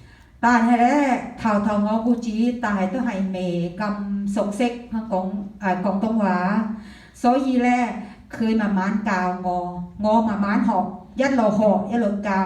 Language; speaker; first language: Cantonese; non-native, fluent; Thai